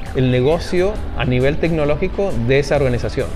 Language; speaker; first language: Spanish; native; Spanish